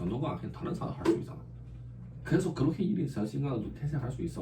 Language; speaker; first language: Korean; non-native, learner; Chinese